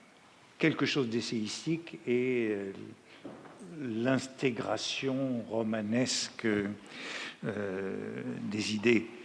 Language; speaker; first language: French; native; French